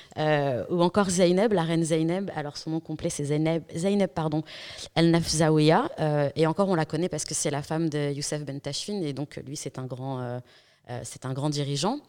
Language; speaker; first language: French; native; French